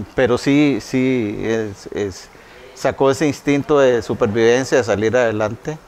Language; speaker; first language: Spanish; native; Spanish